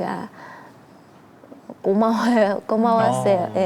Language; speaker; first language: Korean; non-native, learner; Vietnamese